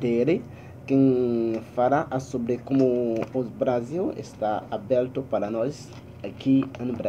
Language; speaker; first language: Portuguese; non-native, learner; Haitian Creole